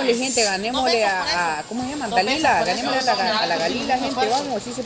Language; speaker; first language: Spanish; native; Spanish